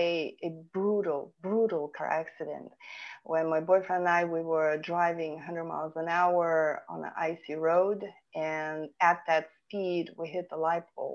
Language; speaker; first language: English; non-native, fluent; Lithuanian